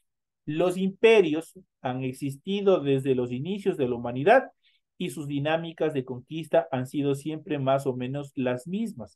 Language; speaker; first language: Spanish; native; Spanish